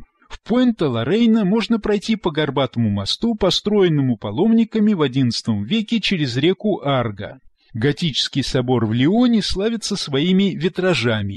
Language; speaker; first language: Russian; native; Russian